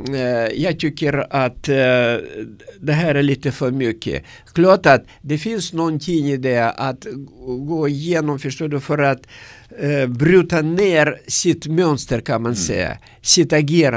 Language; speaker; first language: Swedish; non-native, learner; Russian